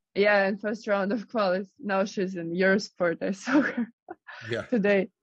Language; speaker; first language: English; non-native, fluent; Russian